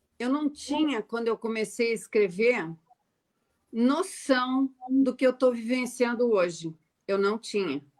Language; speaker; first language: Portuguese; native; Portuguese